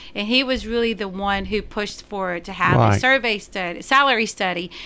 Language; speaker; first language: English; non-native, fluent; Spanish